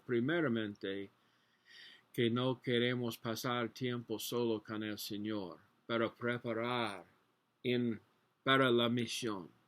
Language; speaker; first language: Spanish; non-native, learner; English